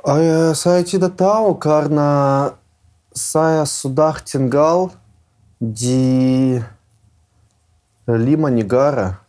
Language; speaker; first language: Indonesian; non-native, learner; Russian